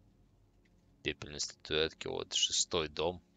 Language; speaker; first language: Russian; native; Russian